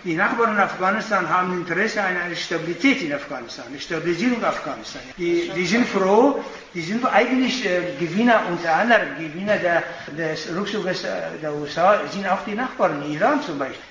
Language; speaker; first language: German; non-native, fluent; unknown